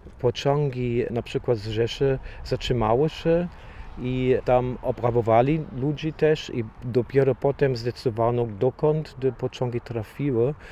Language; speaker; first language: Polish; non-native, fluent; German